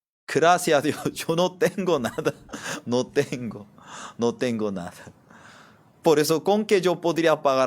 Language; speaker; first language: Spanish; non-native, fluent; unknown